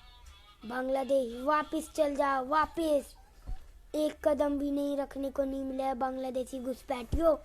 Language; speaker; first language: Hindi; non-native, local second language; Kok Borok